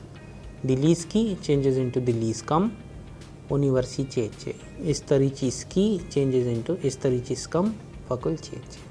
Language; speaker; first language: Russian; non-native, fluent; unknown